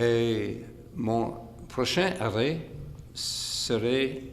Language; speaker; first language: French; non-native, fluent; English